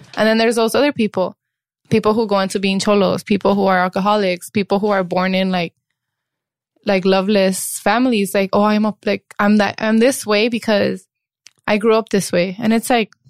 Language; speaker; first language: English; early bilingual, other home language; Spanish